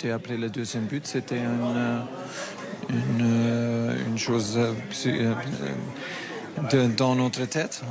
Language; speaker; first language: French; non-native, fluent; German